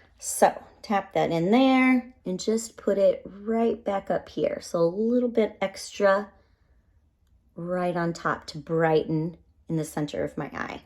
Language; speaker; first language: English; native; English